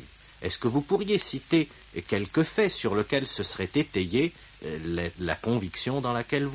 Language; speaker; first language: French; native; French